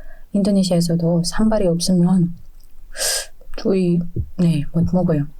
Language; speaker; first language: Korean; non-native, fluent; Indonesian